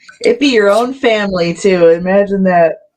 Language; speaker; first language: English; native; English